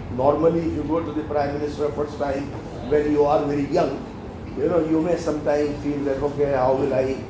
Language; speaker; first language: English; non-native, local second language; Urdu